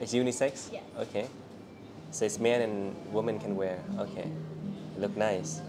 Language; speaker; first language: English; non-native, learner; Vietnamese